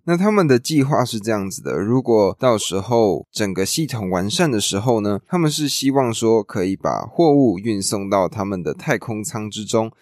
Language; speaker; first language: Chinese; native; Chinese